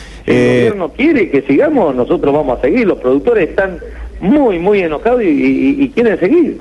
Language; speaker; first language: Spanish; native; Spanish